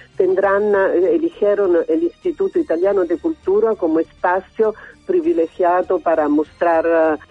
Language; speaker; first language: Spanish; non-native, learner; Italian